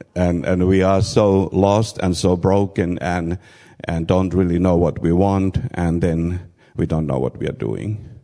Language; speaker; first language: English; non-native, fluent; Finnish